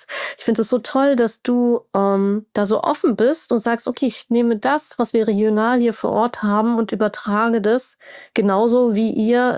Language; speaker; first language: German; native; German